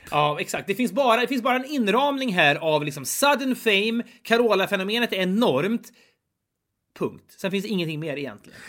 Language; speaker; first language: Swedish; native; Swedish